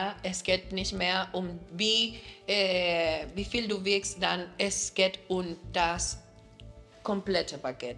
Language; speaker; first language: German; non-native, fluent; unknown